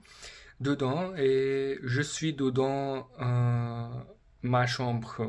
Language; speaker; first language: French; non-native, learner; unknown